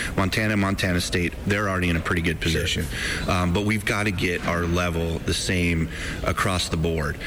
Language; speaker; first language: English; native; English